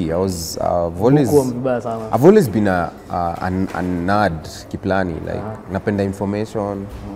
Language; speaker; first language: English; non-native, local second language; Swahili